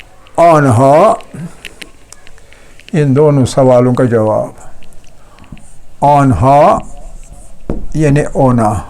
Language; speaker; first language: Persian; non-native, fluent; Urdu